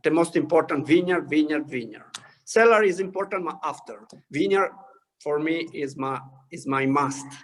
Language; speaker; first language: English; non-native, learner; Italian